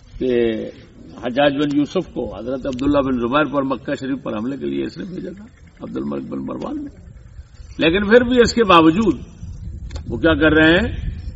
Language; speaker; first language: Urdu; native; Urdu